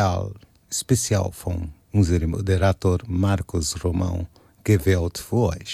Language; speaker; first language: German; non-native, fluent; Portuguese